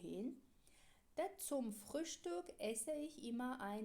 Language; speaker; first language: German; non-native, fluent; Georgian